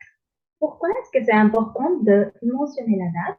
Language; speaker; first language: French; non-native, learner; Spanish